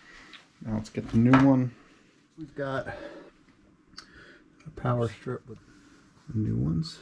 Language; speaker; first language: English; native; English